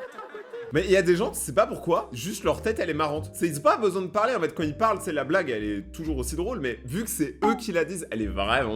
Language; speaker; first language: French; native; French